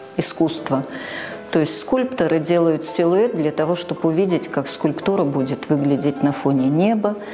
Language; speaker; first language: Russian; native; Russian